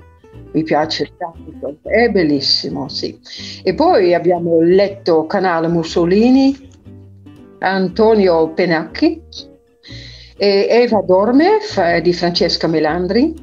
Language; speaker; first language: Italian; non-native, fluent; Dutch